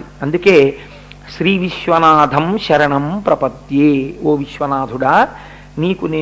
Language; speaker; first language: Telugu; native; Telugu